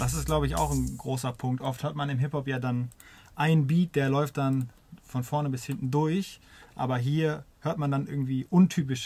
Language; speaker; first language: German; native; German